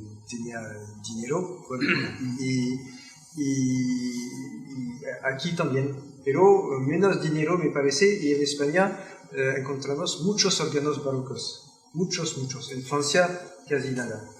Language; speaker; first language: Spanish; non-native, learner; French